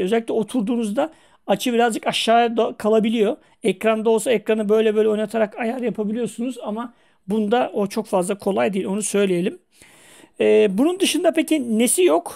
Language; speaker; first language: Turkish; native; Turkish